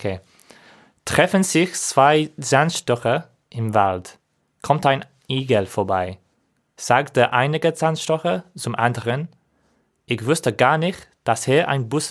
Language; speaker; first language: German; non-native, learner; English